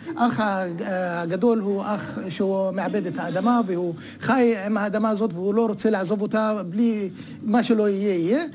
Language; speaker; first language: Hebrew; non-native, local second language; Arabic